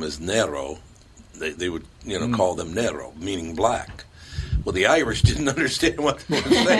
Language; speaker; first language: English; native; English